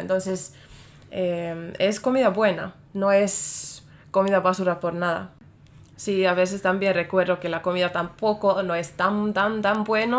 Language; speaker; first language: Spanish; non-native, fluent; Finnish